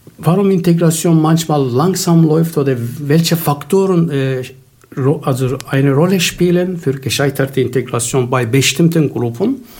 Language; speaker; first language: German; non-native, fluent; Turkish